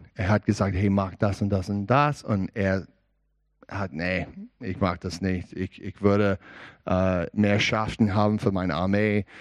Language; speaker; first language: German; non-native, learner; English